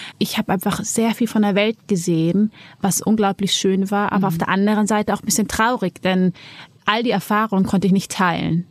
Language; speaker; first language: German; early bilingual, other home language; Amharic